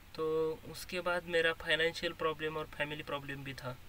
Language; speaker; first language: Hindi; non-native, local second language; Marathi